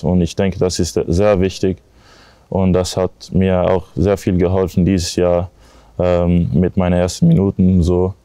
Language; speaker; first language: German; non-native, learner; English